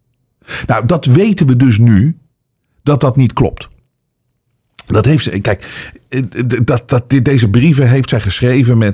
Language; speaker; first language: Dutch; native; Dutch